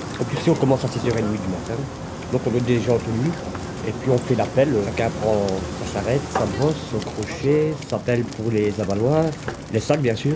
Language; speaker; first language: French; native; French